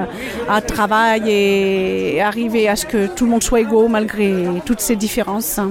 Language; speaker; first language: French; native; French